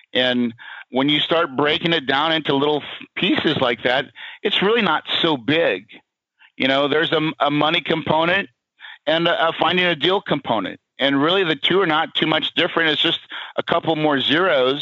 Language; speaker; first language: English; native; English